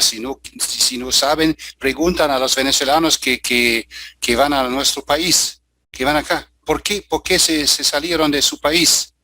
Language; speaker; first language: Spanish; non-native, fluent; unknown